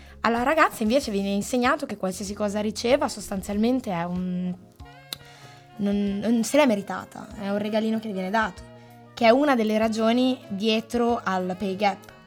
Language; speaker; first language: Italian; native; Italian